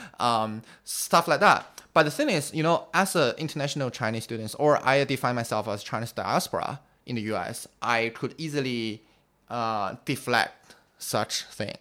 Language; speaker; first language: English; non-native, fluent; Chinese